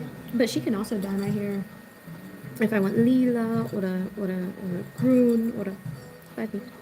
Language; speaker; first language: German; non-native, learner; English